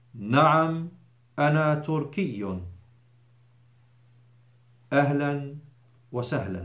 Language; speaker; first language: Arabic; non-native, fluent; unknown